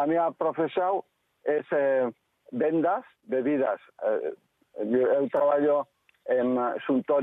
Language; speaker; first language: Portuguese; non-native, learner; Spanish